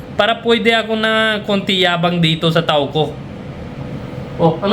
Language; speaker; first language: Filipino; non-native, learner; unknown